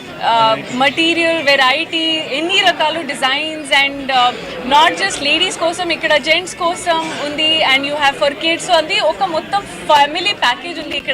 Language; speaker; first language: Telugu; non-native, learner; Hindi